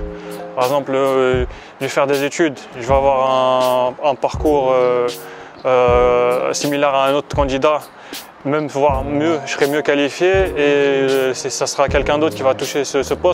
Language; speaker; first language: French; early bilingual, other home language; Arabic